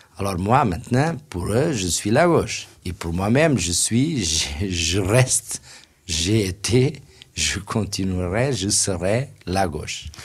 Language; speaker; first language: French; non-native, fluent; Portuguese